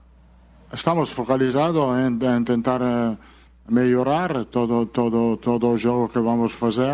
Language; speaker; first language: Portuguese; non-native, fluent; Italian